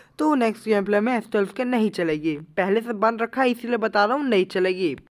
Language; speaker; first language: Hindi; native; Hindi